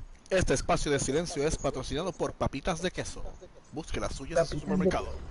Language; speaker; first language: Spanish; early bilingual, heritage; Spanish